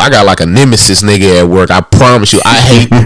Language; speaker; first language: English; native; English